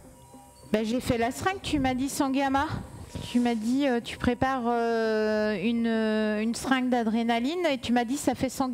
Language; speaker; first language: French; native; French